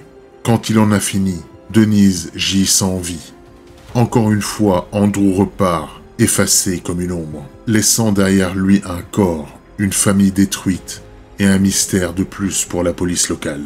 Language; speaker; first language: French; native; French